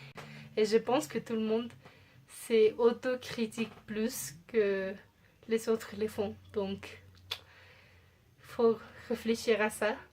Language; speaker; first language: French; non-native, fluent; Spanish